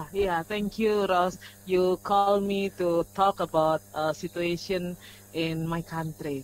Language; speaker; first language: English; non-native, learner; Indonesian